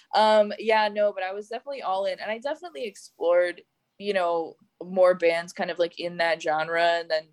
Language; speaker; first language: English; native; English